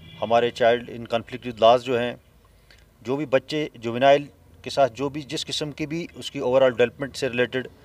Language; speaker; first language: Hindi; non-native, local second language; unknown